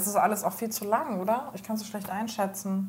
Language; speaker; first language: German; native; German